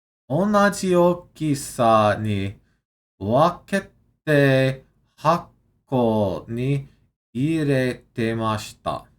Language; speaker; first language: Japanese; non-native, learner; English